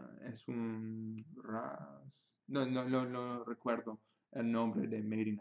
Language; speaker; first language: Spanish; non-native, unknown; English